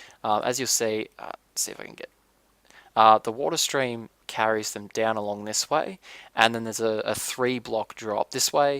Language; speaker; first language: English; native; English